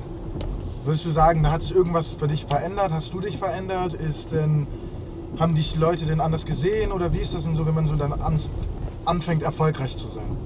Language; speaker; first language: German; native; German